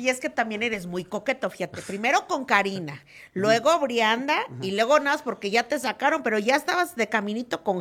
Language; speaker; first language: Spanish; native; Spanish